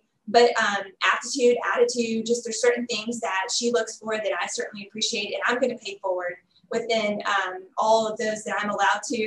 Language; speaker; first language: English; native; English